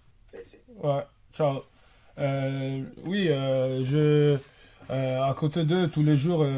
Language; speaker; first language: French; non-native, learner; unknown